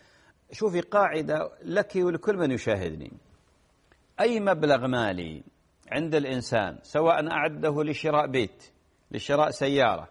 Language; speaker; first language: Arabic; native; Arabic